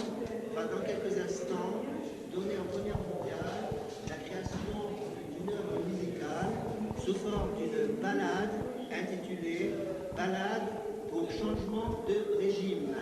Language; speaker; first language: French; native; French